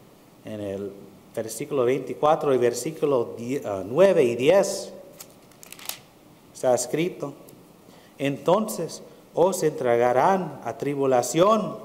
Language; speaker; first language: Spanish; early bilingual, heritage; Spanish